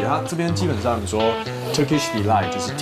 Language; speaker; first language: Chinese; native; Chinese